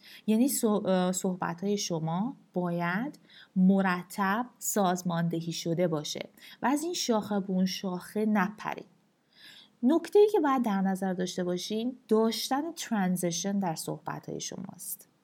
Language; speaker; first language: Persian; native; Persian